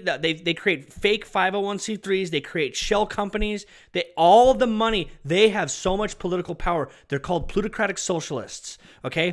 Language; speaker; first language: English; native; English